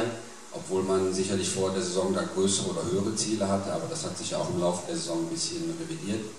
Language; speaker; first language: German; native; German